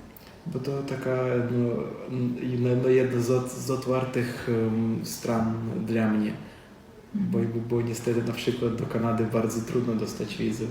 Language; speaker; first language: Polish; non-native, learner; Ukrainian